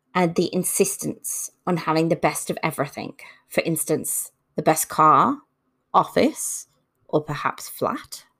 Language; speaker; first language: English; native; English